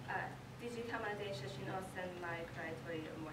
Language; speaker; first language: Japanese; non-native, learner; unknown